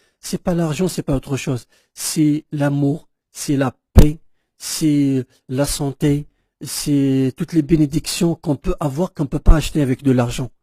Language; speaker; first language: French; non-native, local second language; Kabyle